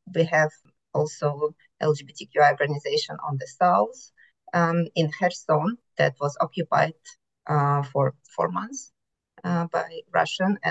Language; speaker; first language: English; non-native, fluent; Ukrainian